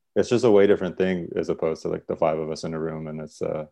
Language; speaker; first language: English; native; English